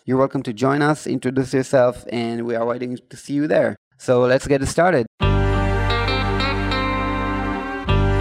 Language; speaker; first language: English; non-native, fluent; Hebrew